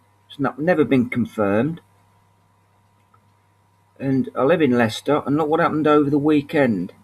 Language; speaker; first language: English; native; English